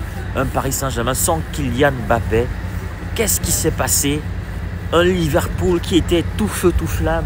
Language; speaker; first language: French; native; French